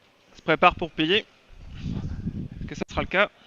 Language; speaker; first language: French; native; French